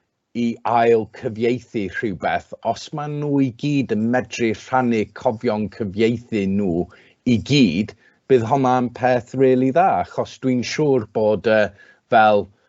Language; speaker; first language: Welsh; non-native, local second language; English